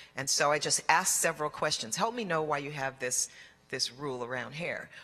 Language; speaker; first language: English; native; English